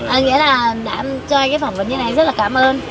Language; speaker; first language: Korean; non-native, learner; Vietnamese